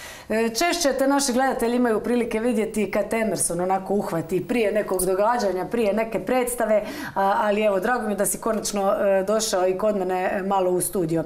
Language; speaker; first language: Croatian; native; Croatian